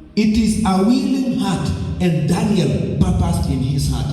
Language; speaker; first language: English; non-native, local second language; Swahili